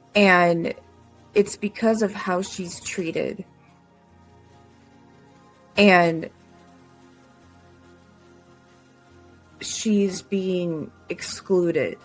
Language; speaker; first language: English; native; English